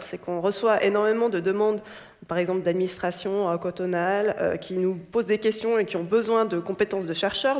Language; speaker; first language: French; native; French